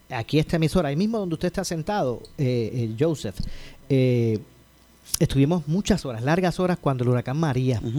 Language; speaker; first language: Spanish; native; Spanish